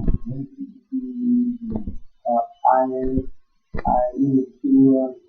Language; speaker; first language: English; non-native, learner; Vietnamese